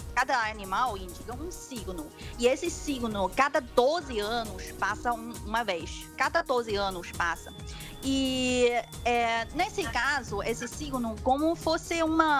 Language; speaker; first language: Portuguese; non-native, learner; Chinese